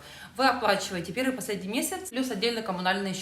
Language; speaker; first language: Russian; native; Russian